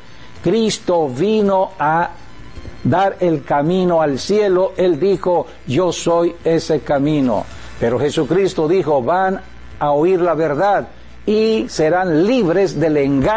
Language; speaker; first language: Spanish; native; Spanish